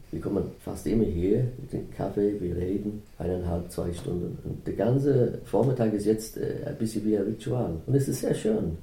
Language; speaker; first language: German; non-native, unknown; English